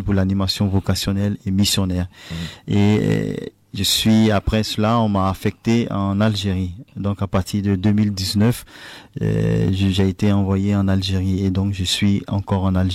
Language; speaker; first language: French; non-native, local second language; Baoulé